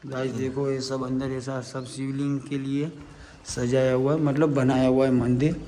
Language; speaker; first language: Hindi; non-native, local second language; Gujarati